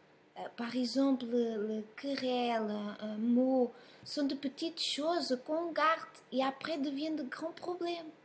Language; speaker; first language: French; non-native, fluent; Portuguese